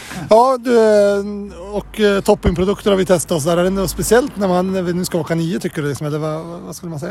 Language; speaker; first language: Swedish; native; Swedish